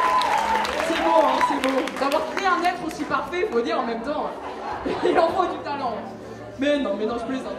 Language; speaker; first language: French; native; French